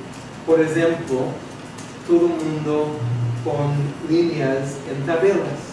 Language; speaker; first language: Portuguese; non-native, fluent; English